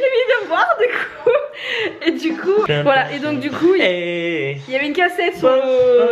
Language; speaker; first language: French; native; French